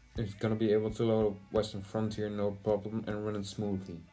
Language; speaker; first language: English; non-native, fluent; Dutch